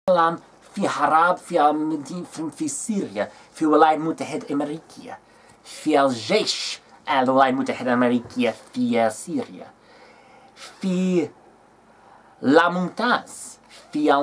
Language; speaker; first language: Arabic; non-native, learner; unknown